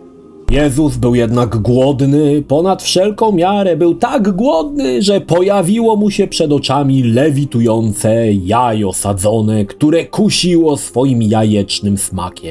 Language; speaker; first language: Polish; native; Polish